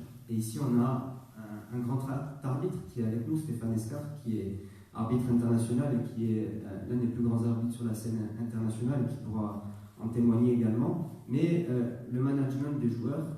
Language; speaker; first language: French; native; French